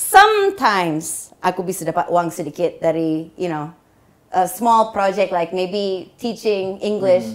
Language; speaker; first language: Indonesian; non-native, fluent; English